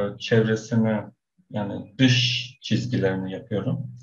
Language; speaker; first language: Turkish; non-native, fluent; Persian